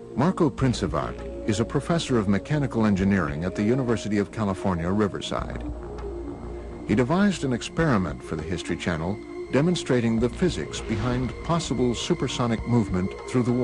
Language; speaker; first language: English; native; English